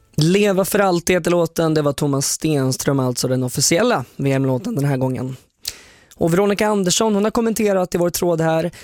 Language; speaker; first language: Swedish; native; Swedish